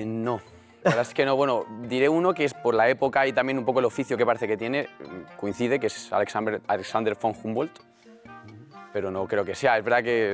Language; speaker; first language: Spanish; native; Spanish